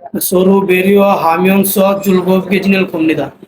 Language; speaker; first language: Korean; non-native, learner; Bangla